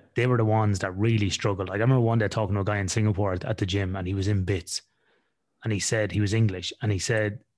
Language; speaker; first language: English; native; English